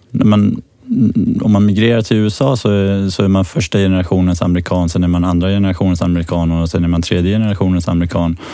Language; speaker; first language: Swedish; early bilingual, other home language; Persian